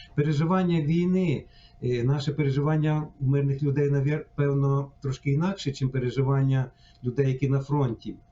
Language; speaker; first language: Ukrainian; native; Ukrainian